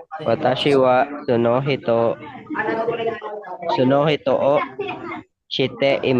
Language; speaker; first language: Japanese; non-native, learner; Filipino